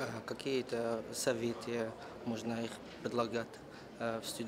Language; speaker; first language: Russian; non-native, learner; Arabic